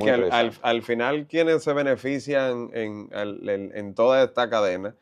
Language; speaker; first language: Spanish; native; Spanish